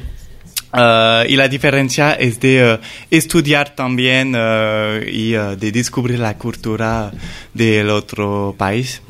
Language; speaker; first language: Spanish; non-native, learner; French